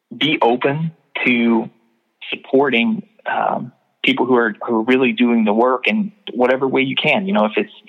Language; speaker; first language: English; native; English